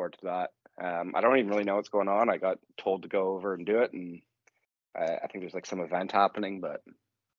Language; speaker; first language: English; native; English